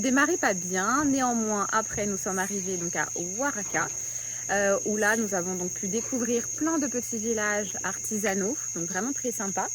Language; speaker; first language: French; native; French